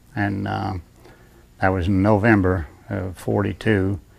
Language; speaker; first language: English; native; English